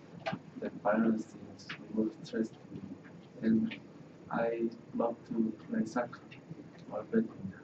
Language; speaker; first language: English; non-native, learner; Korean